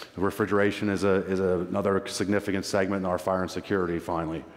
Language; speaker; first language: English; native; English